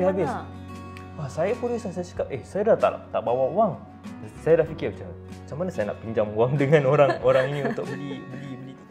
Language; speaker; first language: Malay; native; Malay